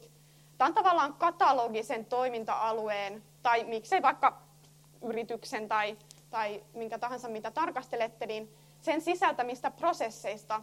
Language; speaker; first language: Finnish; native; Finnish